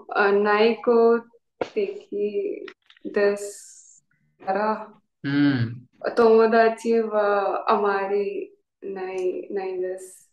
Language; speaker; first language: Japanese; non-native, learner; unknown